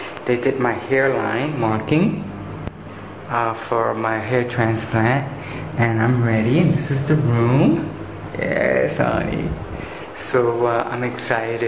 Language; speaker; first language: English; early bilingual, other home language; Spanish